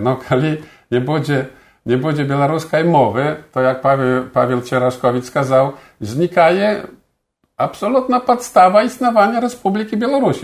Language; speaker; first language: Polish; non-native, local second language; Belarusian